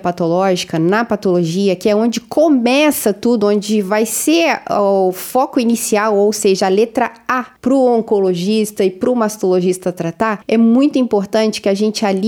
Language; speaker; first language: Portuguese; native; Portuguese